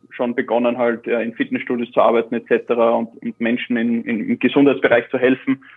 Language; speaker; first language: German; native; German